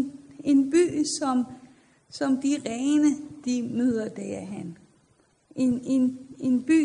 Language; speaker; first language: Danish; non-native, fluent; Persian